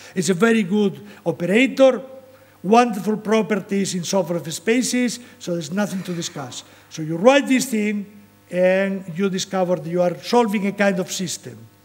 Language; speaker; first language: English; non-native, fluent; Spanish